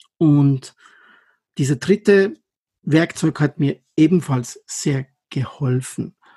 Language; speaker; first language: German; non-native, fluent; Persian